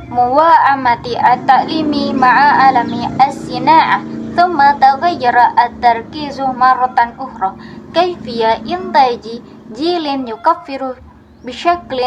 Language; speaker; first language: Arabic; non-native, fluent; Indonesian